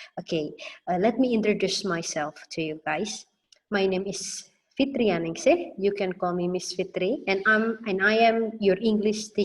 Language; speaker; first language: English; non-native, fluent; Indonesian